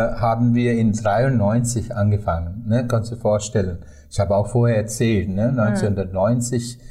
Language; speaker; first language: German; non-native, fluent; Sinhala